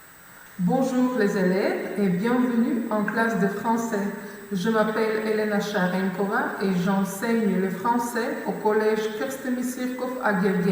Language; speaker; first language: French; non-native, fluent; Macedonian